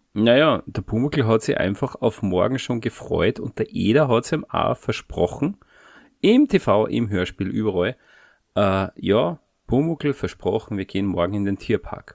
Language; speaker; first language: German; native; German